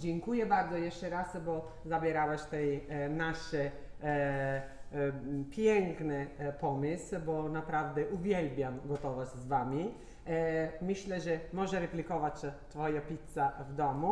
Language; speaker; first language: Polish; non-native, learner; Italian